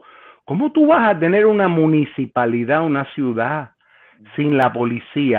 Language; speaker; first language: Spanish; native; Spanish